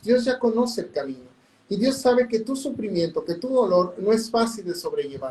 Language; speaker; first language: Spanish; native; Spanish